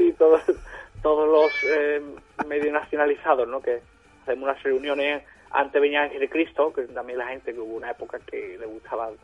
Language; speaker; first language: Spanish; non-native, fluent; German